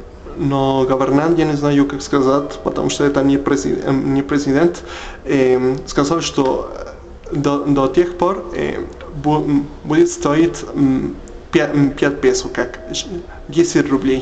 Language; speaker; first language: Russian; non-native, learner; Spanish